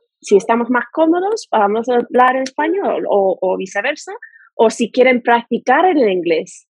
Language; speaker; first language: Spanish; non-native, fluent; English